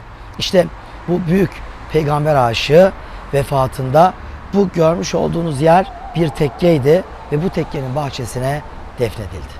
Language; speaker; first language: Turkish; native; Turkish